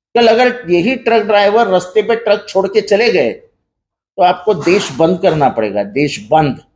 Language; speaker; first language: Hindi; non-native, local second language; Marathi